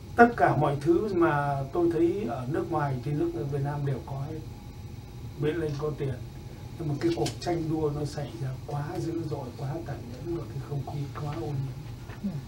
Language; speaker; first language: Vietnamese; native; Vietnamese